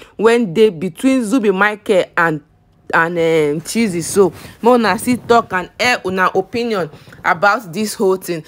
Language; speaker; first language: Nigerian Pidgin; native; Nigerian Pidgin